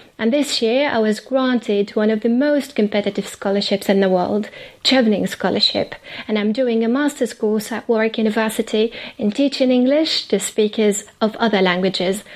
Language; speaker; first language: English; non-native, fluent; Arabic